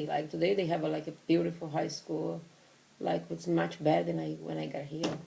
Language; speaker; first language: English; non-native, learner; Portuguese